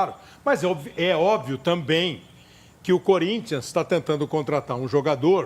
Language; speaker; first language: Portuguese; native; Portuguese